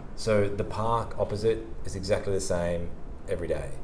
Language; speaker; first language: English; native; English